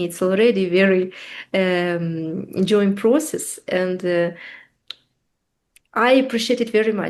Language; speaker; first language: English; non-native, fluent; Russian